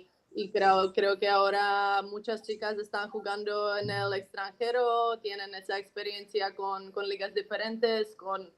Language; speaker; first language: Spanish; non-native, fluent; Czech